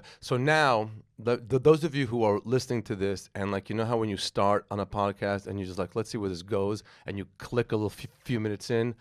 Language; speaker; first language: English; native; English